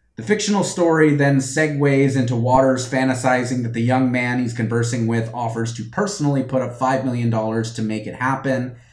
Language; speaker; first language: English; native; English